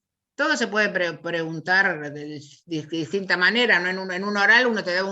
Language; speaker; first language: Spanish; native; Spanish